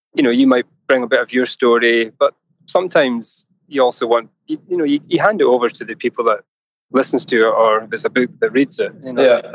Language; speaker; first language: English; native; English